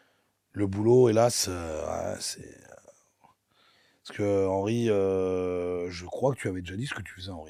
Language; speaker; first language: French; native; French